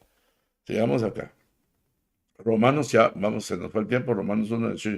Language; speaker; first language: Spanish; native; Spanish